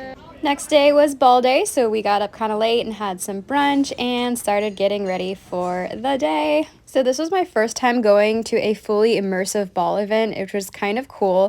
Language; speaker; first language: English; native; English